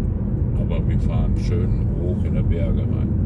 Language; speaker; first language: German; native; German